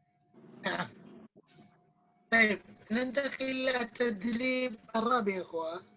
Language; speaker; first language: Arabic; non-native, fluent; Indonesian